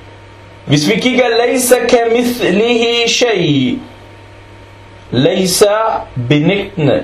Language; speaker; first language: Danish; early bilingual, other home language; Arabic